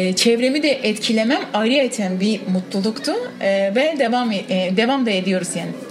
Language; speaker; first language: Turkish; non-native, local second language; Kurdish